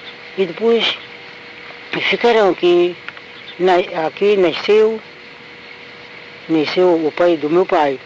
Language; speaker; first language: Portuguese; non-native, local second language; Tsonga